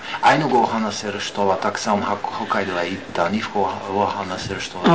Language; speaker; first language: Japanese; non-native, learner; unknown